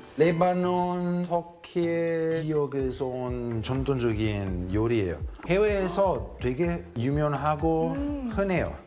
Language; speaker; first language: Korean; non-native, fluent; Italian